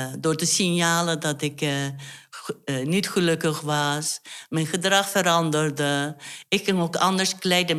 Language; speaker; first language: Dutch; non-native, fluent; Turkish